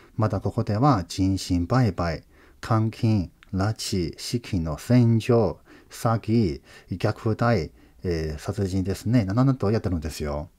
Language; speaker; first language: Japanese; non-native, fluent; Chinese